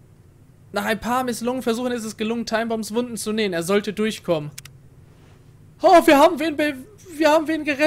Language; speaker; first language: German; native; German